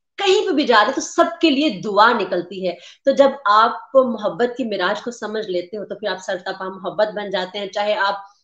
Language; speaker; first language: Urdu; native; Urdu